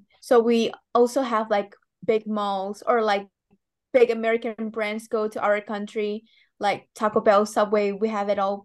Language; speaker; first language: English; non-native, fluent; Indonesian